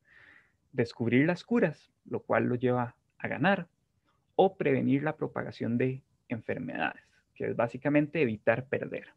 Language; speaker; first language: Spanish; native; Spanish